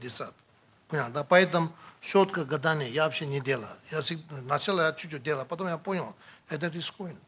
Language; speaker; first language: Russian; non-native, learner; Tibetan